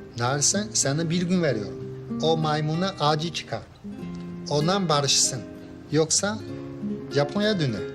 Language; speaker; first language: Turkish; non-native, learner; Japanese